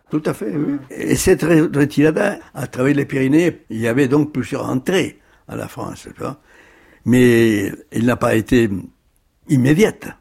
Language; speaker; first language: French; early bilingual, other home language; Spanish